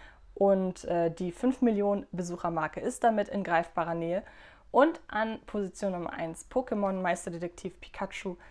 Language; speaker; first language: German; native; German